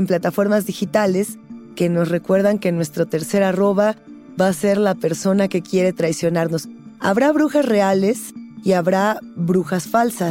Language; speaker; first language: Spanish; native; Spanish